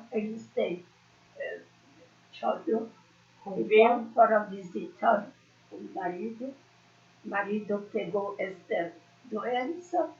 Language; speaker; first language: Portuguese; non-native, learner; Persian